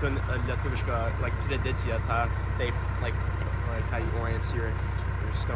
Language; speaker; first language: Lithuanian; early bilingual, heritage; English